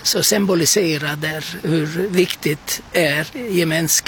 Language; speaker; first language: Swedish; non-native, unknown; Turkish